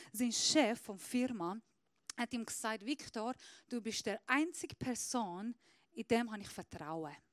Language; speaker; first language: German; non-native, fluent; Persian